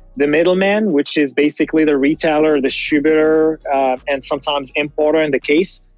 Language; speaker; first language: English; non-native, fluent; French